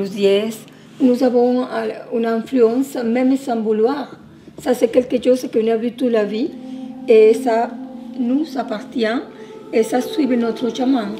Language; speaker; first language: French; non-native, fluent; Spanish